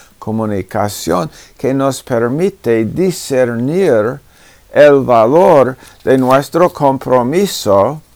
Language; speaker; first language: Spanish; non-native, fluent; English